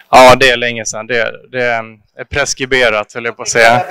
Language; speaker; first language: Swedish; native; Swedish